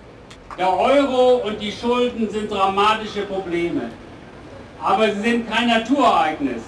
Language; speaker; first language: German; native; German